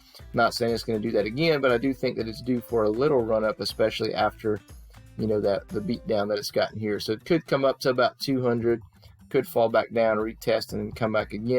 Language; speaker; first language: English; native; English